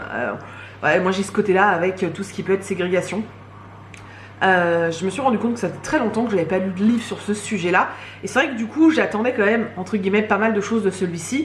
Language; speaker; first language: French; native; French